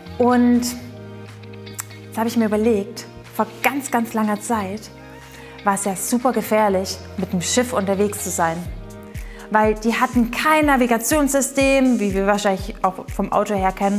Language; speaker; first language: German; native; German